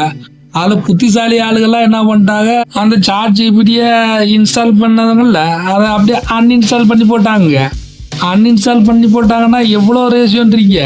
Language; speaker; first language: Tamil; native; Tamil